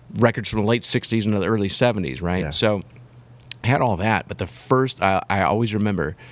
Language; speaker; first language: English; native; English